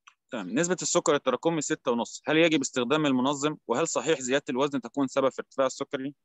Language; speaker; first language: Arabic; native; Arabic